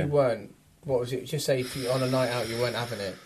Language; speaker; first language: English; native; English